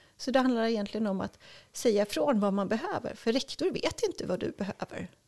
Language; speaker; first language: Swedish; native; Swedish